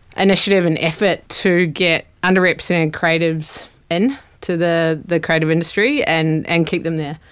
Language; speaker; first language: English; native; English